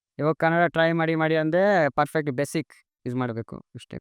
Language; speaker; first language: Kannada; non-native, learner; Assamese